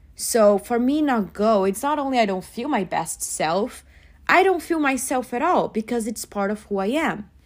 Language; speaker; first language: English; non-native, fluent; Portuguese